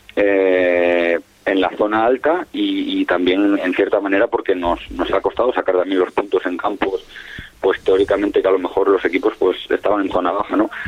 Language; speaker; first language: Spanish; native; Spanish